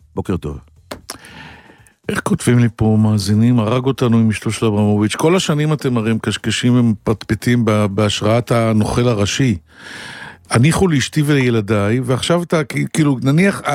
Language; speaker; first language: Hebrew; native; Hebrew